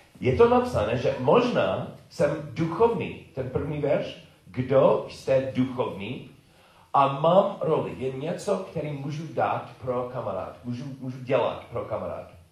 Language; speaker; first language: Czech; non-native, learner; English